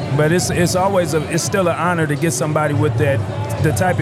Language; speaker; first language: English; native; English